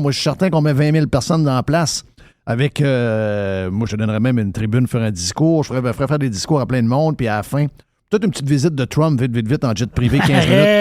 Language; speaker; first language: French; native; French